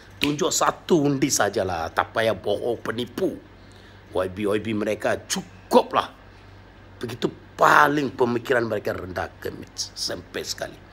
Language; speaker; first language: Malay; non-native, local second language; Tamil